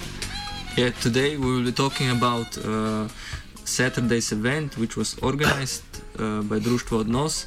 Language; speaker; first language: English; non-native, fluent; Slovenian